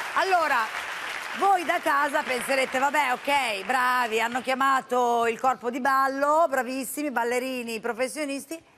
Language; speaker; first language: Italian; early bilingual, heritage; Italian